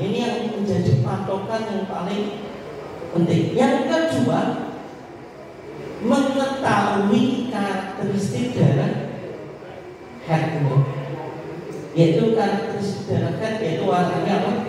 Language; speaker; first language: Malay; non-native, local second language; Javanese